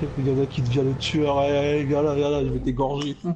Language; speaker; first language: French; native; French